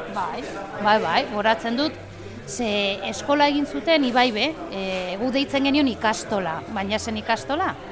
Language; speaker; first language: Basque; non-native, local second language; Spanish